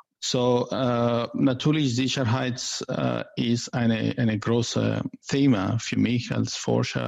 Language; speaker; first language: German; non-native, learner; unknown